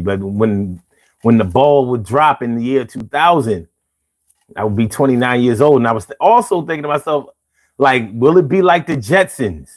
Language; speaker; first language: English; native; English